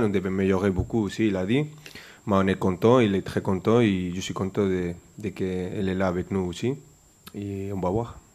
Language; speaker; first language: French; non-native, fluent; Spanish